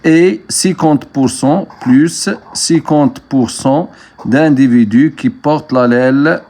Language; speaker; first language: French; non-native, local second language; Arabic